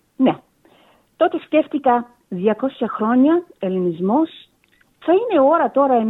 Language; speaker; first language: Greek; early bilingual, heritage; Greek